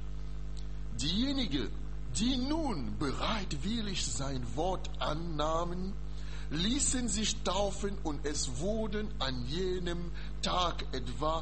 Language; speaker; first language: German; non-native, learner; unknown